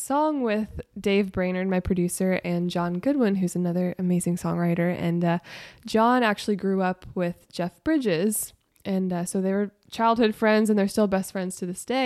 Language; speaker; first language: English; native; English